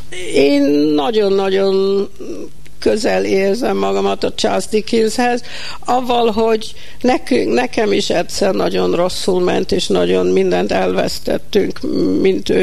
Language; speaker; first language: Hungarian; early bilingual, heritage; Hungarian